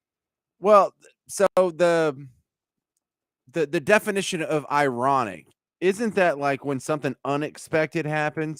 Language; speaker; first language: English; native; English